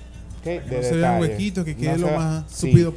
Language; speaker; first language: Spanish; native; Spanish